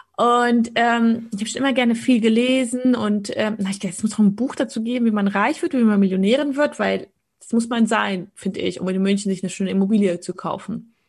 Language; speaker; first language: German; early bilingual, other home language; Polish